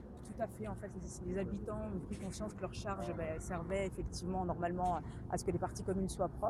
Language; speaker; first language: French; native; French